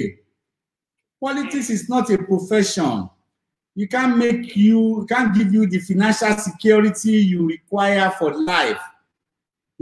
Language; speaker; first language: English; non-native, local second language; Yoruba